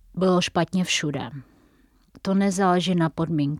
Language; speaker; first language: Czech; non-native, fluent; Tatar